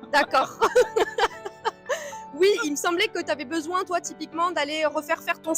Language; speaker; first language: French; native; French